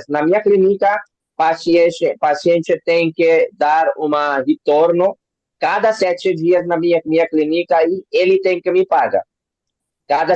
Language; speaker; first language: Portuguese; non-native, learner; Hindi